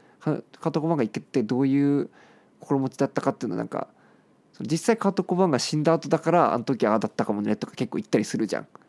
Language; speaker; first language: Japanese; native; Japanese